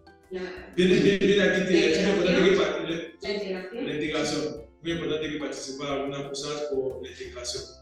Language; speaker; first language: Spanish; non-native, learner; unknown